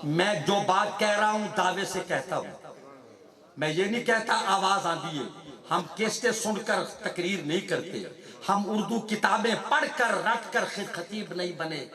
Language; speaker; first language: Urdu; non-native, local second language; Saraiki